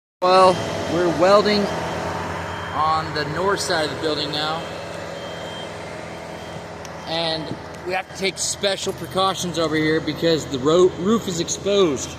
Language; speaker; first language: English; native; English